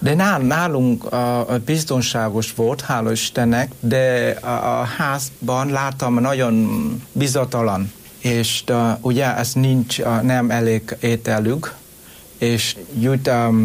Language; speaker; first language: Hungarian; non-native, learner; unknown